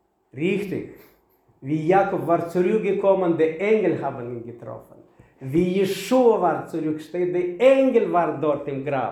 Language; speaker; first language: German; non-native, learner; Russian